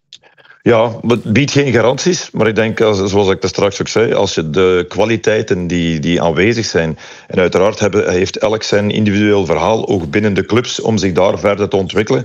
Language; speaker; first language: Dutch; native; Dutch